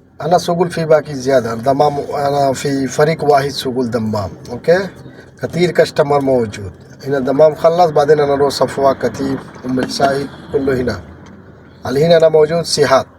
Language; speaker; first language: Arabic; non-native, learner; Hindi